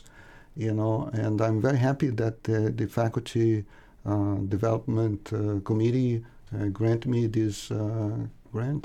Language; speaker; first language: English; non-native, fluent; Portuguese